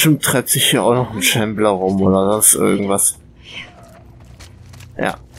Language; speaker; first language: German; native; German